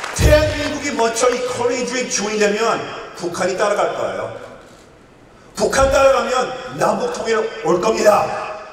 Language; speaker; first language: Korean; early bilingual, heritage; Korean